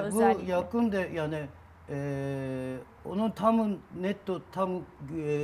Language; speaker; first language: Turkish; non-native, learner; Japanese